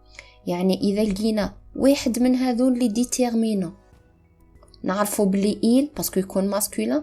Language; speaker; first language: Arabic; native; Arabic